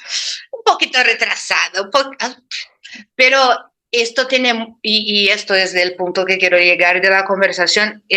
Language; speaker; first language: Spanish; non-native, fluent; Portuguese